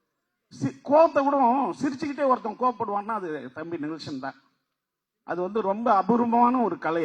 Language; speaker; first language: Tamil; native; Tamil